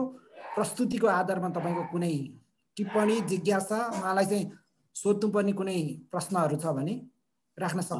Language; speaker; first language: Nepali; native; Nepali